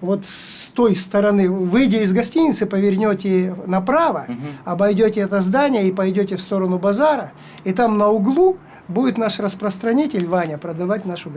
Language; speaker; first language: Russian; native; Russian